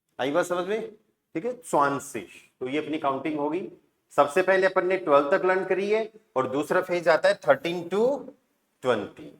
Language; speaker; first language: Hindi; native; Hindi